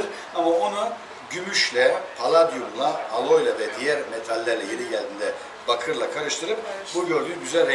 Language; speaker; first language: Turkish; native; Turkish